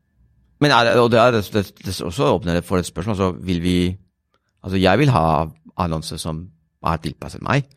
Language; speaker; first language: Norwegian; non-native, fluent; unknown